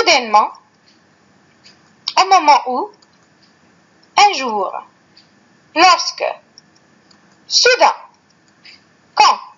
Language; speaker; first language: French; non-native, fluent; Arabic